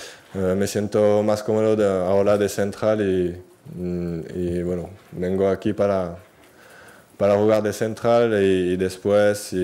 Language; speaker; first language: Spanish; non-native, learner; French